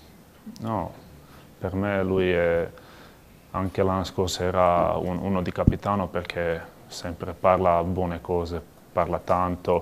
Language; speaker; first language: Italian; non-native, learner; Croatian